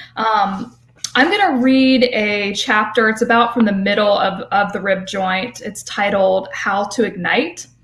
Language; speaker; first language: English; native; English